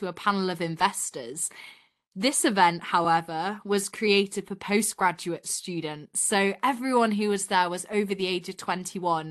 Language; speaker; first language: English; native; English